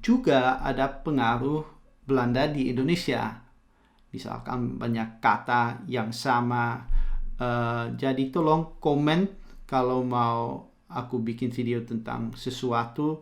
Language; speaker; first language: Indonesian; early bilingual, heritage; Dutch